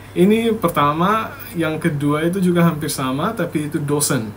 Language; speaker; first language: Indonesian; non-native, fluent; Bangla